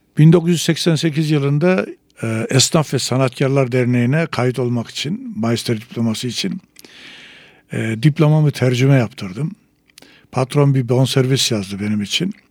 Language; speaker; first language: Turkish; native; Turkish